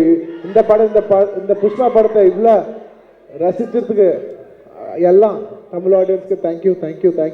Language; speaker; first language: Tamil; non-native, local second language; Telugu